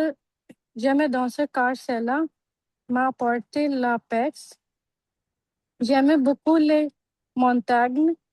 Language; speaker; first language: French; non-native, learner; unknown